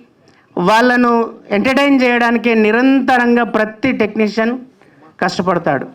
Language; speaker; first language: Telugu; native; Telugu